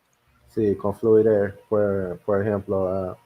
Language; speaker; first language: Spanish; non-native, learner; English